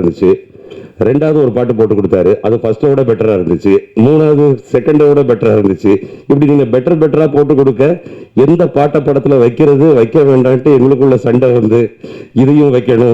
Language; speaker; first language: Tamil; native; Tamil